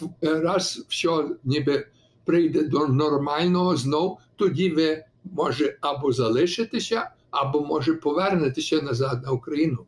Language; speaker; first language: Ukrainian; early bilingual, heritage; Ukrainian